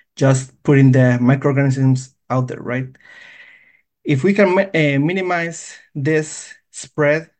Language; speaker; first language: English; non-native, fluent; Spanish